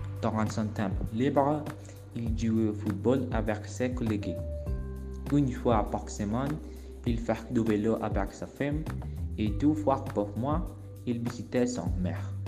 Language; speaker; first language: French; non-native, learner; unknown